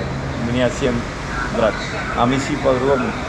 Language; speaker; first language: Russian; non-native, learner; Spanish